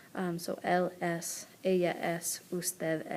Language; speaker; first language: Spanish; non-native, fluent; English